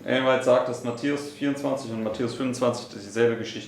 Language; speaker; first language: German; native; German